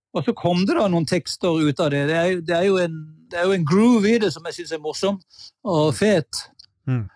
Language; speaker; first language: Norwegian; native; Norwegian